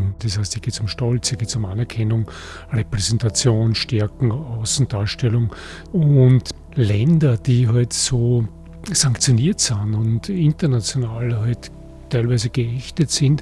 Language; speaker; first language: German; native; German